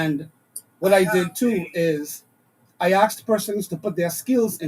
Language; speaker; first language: English; native; English